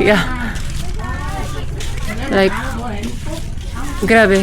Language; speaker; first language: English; non-native, local second language; Filipino